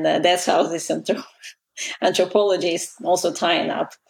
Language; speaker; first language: English; non-native, fluent; Russian